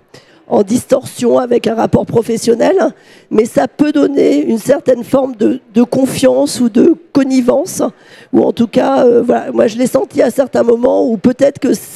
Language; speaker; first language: French; native; French